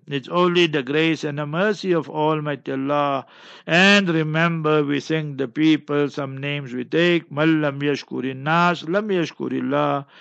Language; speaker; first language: English; native; English